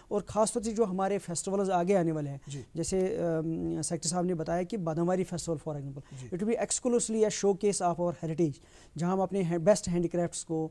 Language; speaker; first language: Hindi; non-native, local second language; Kashmiri